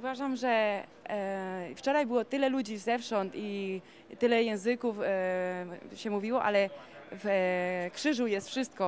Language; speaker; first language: Polish; early bilingual, heritage; Polish